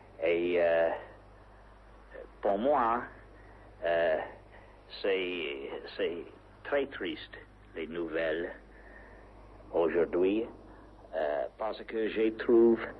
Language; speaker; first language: French; non-native, learner; English